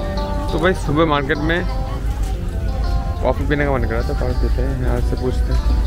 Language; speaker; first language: Hindi; non-native, local second language; Bangla